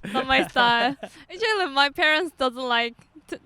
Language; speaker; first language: English; non-native, learner; Korean